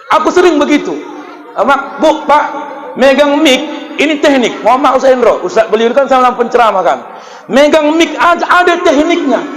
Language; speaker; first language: Malay; native; Malay